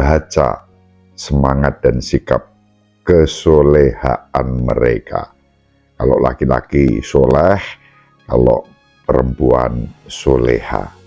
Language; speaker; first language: Indonesian; native; Indonesian